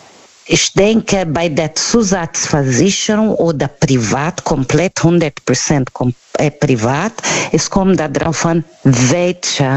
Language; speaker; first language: German; non-native, learner; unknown